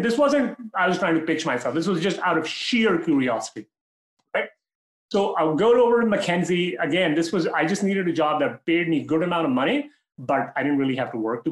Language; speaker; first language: English; non-native, local second language; Urdu